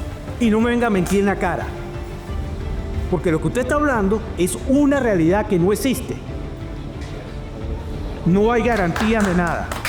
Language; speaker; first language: Spanish; native; Spanish